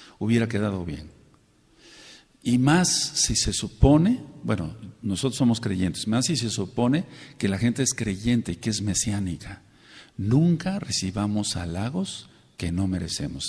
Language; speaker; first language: Spanish; native; Spanish